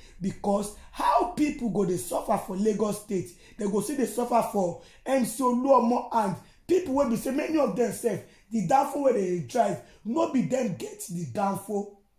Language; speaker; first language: Nigerian Pidgin; non-native, local second language; Yoruba